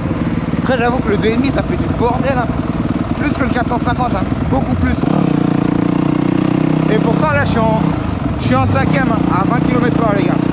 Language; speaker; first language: French; native; French